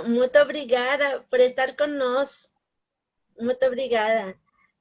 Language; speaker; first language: Portuguese; non-native, learner; Spanish